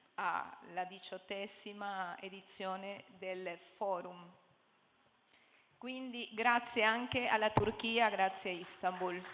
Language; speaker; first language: Italian; non-native, fluent; Turkish